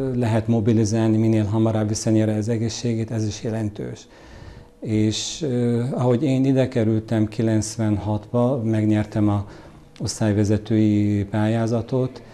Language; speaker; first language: Hungarian; non-native, fluent; Arabic